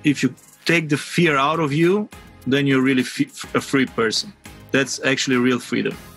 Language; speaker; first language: English; non-native, fluent; Bulgarian